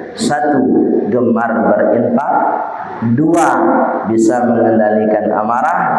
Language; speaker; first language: Malay; non-native, local second language; Minangkabau